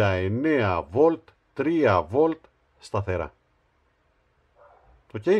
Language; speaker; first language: Greek; native; Greek